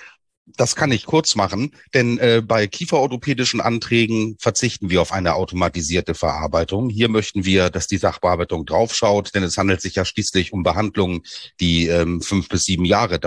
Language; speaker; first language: German; native; German